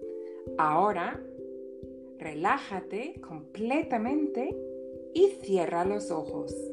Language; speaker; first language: Spanish; non-native, fluent; English